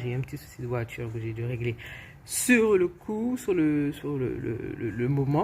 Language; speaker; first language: French; native; French